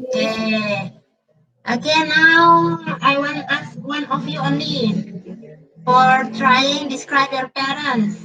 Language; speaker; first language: English; non-native, learner; Indonesian